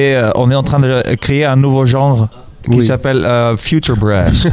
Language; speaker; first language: French; non-native, fluent; Dutch